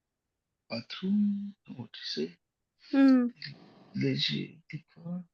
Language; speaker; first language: French; non-native, learner; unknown